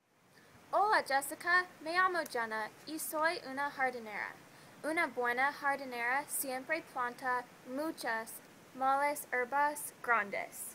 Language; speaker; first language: Spanish; non-native, learner; English